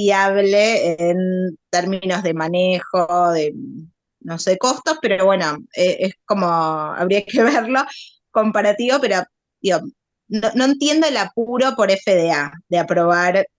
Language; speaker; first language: Spanish; native; Spanish